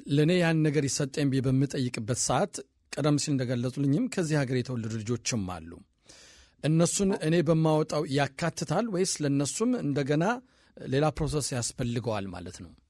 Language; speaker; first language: Amharic; native; Amharic